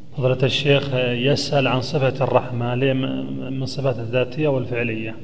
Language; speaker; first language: Arabic; native; Arabic